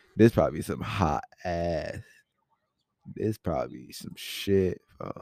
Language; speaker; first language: English; native; English